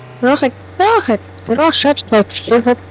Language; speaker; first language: Polish; native; Polish